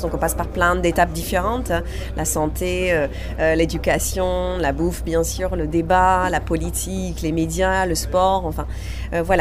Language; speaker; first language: French; non-native, fluent; English